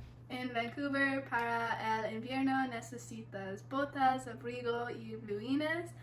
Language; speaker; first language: Spanish; non-native, learner; English